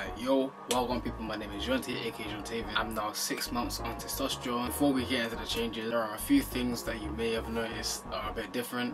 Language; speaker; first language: English; native; English